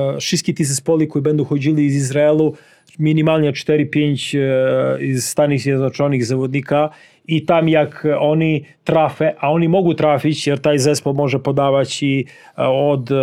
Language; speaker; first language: Polish; non-native, fluent; Serbian